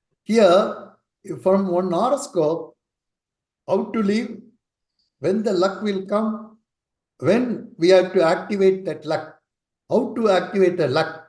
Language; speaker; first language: English; non-native, local second language; Tamil